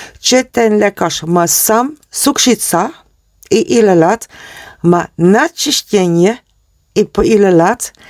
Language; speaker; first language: Polish; non-native, learner; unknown